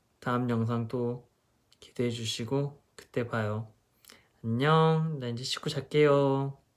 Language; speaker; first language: Korean; non-native, fluent; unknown